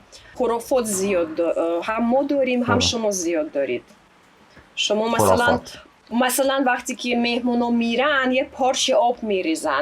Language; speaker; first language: Persian; non-native, fluent; Russian